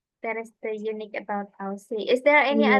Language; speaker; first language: English; non-native, fluent; Indonesian